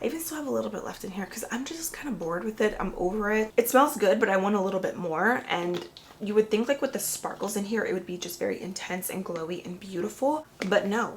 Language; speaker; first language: English; native; English